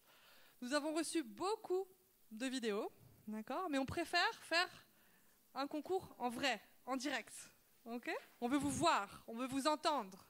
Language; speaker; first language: French; native; French